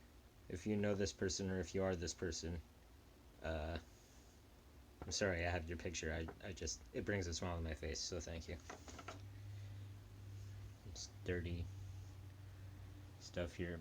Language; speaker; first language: English; native; English